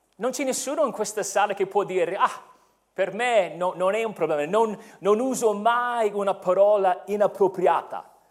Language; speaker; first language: Italian; non-native, fluent; English